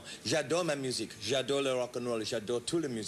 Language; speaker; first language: French; non-native, learner; English